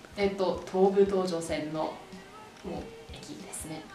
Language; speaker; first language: Japanese; non-native, fluent; English